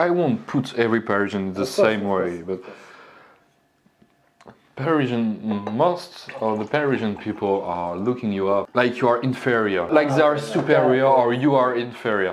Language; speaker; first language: English; non-native, learner; French